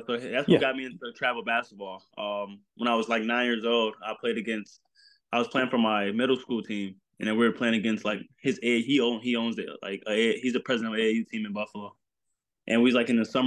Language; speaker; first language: English; native; English